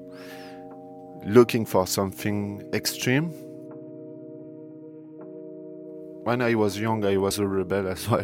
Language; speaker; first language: English; non-native, fluent; French